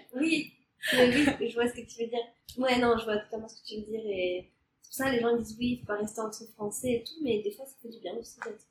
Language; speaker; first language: French; native; French